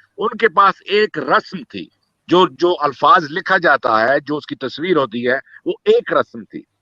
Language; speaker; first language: Urdu; native; Urdu